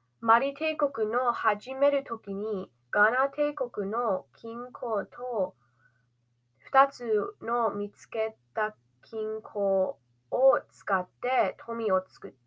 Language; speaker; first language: Japanese; non-native, learner; English